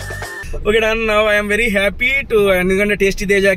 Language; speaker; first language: Telugu; native; Telugu